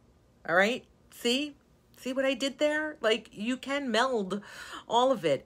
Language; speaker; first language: English; native; English